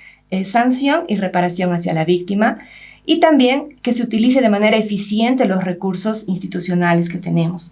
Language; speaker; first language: Spanish; native; Spanish